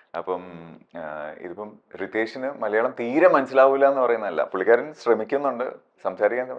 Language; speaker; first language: Malayalam; native; Malayalam